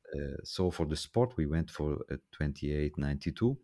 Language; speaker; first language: English; non-native, fluent; Italian